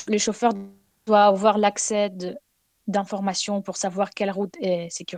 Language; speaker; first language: French; non-native, fluent; Ukrainian